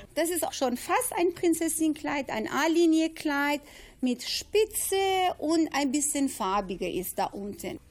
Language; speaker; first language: German; non-native, fluent; Persian